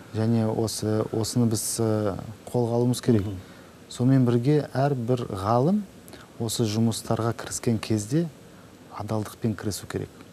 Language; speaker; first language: Kazakh; non-native, local second language; Uzbek